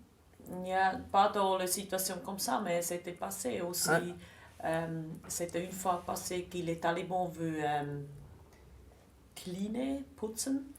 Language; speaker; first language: French; non-native, local second language; German